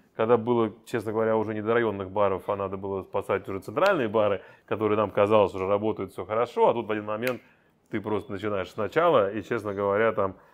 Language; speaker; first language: Russian; native; Russian